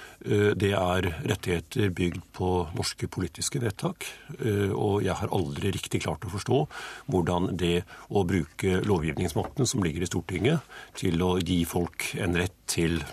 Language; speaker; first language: Norwegian; native; Norwegian